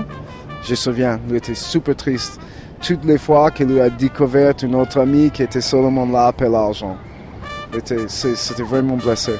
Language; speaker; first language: French; non-native, learner; English